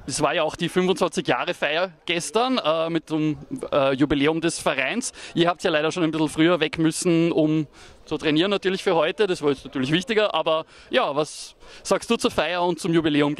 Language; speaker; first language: German; native; German